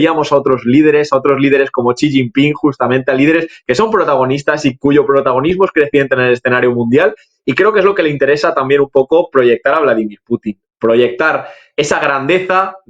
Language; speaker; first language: Spanish; native; Spanish